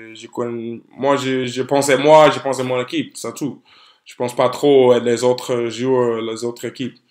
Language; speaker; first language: French; non-native, fluent; English